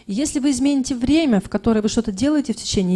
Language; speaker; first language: Russian; native; Russian